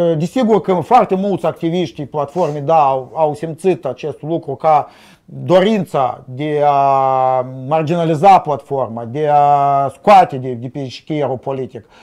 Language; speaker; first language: Romanian; non-native, local second language; Russian